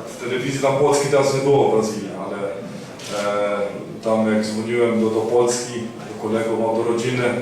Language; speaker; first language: Polish; early bilingual, heritage; Polish